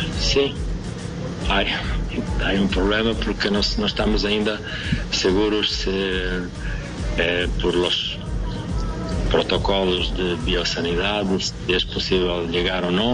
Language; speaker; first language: Portuguese; non-native, fluent; Spanish